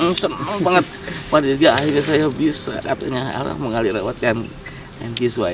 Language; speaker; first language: Indonesian; native; Indonesian